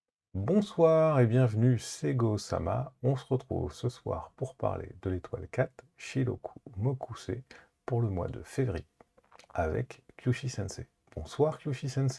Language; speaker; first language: French; native; French